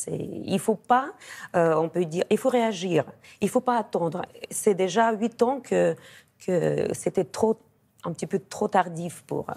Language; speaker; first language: French; non-native, fluent; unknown